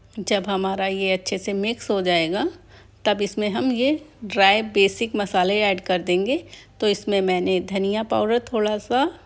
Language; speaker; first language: Hindi; native; Hindi